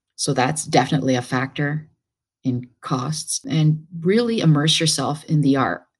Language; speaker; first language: English; native; English